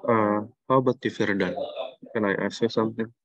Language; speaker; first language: English; non-native, fluent; Indonesian